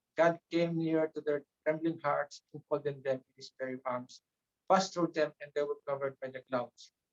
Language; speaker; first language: English; non-native, local second language; Filipino